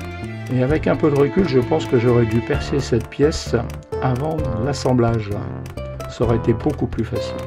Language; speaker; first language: French; native; French